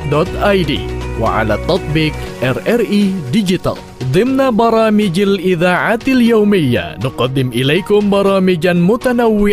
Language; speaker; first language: Arabic; non-native, fluent; Indonesian